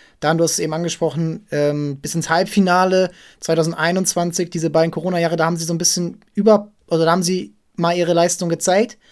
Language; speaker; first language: German; native; German